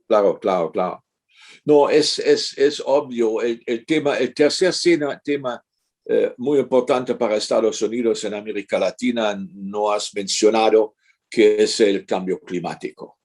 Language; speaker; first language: Spanish; non-native, fluent; German